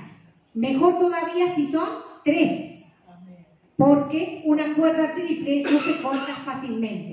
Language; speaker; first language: Spanish; native; Spanish